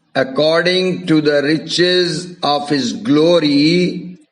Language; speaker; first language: English; non-native, local second language; Hindi